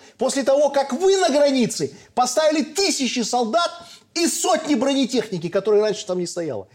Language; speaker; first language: Russian; native; Russian